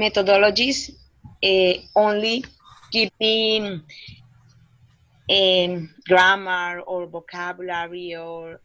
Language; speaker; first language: English; non-native, learner; Spanish